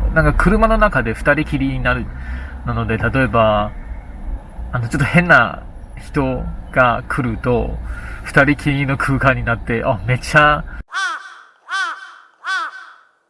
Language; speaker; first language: Japanese; non-native, fluent; Chinese